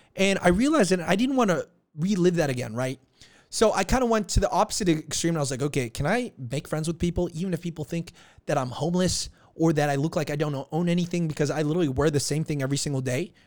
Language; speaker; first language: English; early bilingual, other home language; Filipino